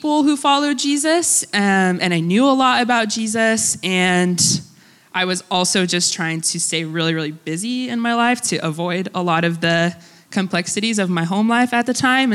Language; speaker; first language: English; early bilingual, other home language; Russian